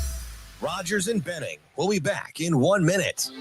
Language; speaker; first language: English; native; English